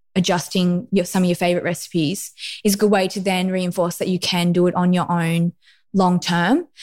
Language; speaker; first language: English; native; English